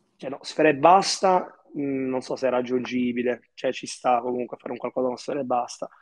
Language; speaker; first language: Italian; early bilingual, other home language; Arabic